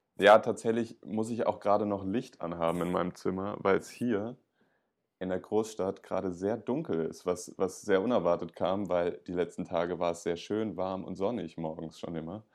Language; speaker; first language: German; native; German